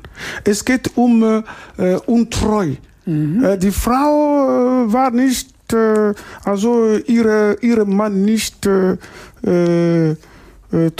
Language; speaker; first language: German; non-native, learner; Lingala